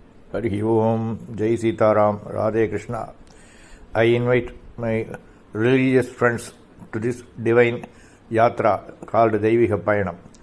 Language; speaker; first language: English; non-native, local second language; Tamil